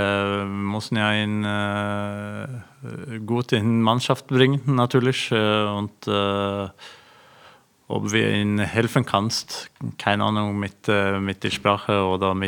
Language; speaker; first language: German; non-native, fluent; Norwegian